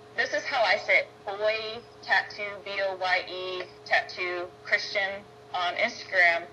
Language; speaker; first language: English; native; English